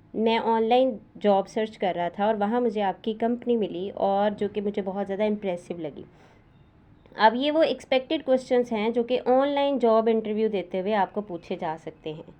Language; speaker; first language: Urdu; native; Urdu